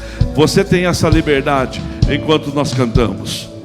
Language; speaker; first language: Portuguese; native; Portuguese